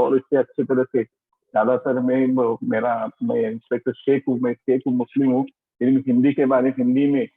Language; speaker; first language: Hindi; non-native, local second language; Marathi